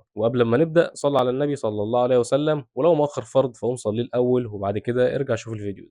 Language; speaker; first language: Arabic; native; Arabic